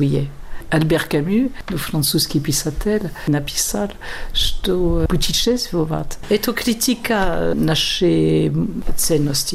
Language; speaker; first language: Russian; non-native, learner; French